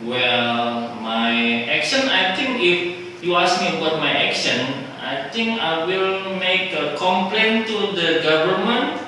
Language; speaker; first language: English; non-native, learner; Indonesian